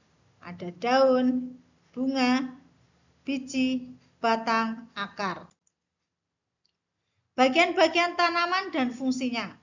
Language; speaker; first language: Indonesian; native; Indonesian